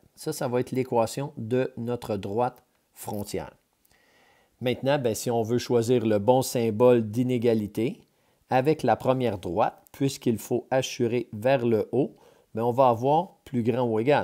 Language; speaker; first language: French; native; French